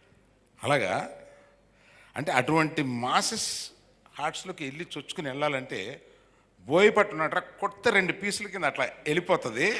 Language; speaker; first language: Telugu; native; Telugu